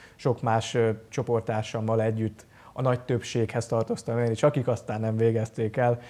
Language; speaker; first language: Hungarian; native; Hungarian